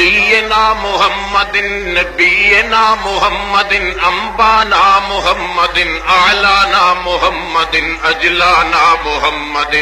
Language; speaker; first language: Arabic; non-native, fluent; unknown